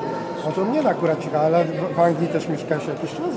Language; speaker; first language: Polish; native; Polish